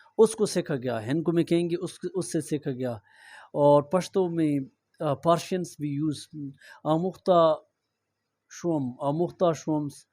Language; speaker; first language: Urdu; non-native, local second language; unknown